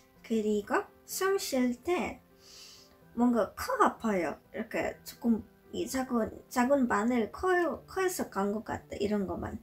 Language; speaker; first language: Korean; non-native, learner; Polish